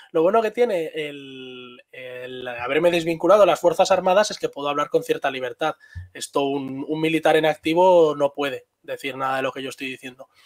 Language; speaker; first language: Spanish; native; Spanish